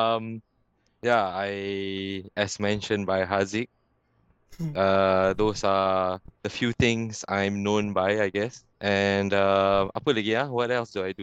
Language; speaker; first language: English; non-native, local second language; Malay